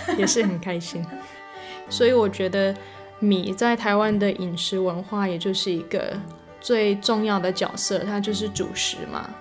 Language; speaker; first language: Chinese; non-native, fluent; English